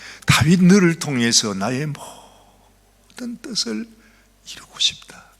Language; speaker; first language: Korean; native; Korean